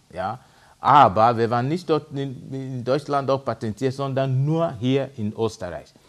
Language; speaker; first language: German; non-native, fluent; Yoruba